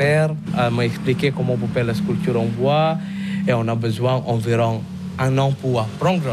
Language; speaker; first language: French; non-native, learner; Balinese